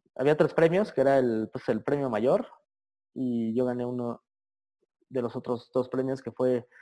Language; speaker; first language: Spanish; native; Spanish